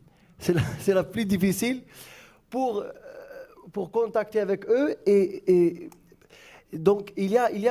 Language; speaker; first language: French; non-native, fluent; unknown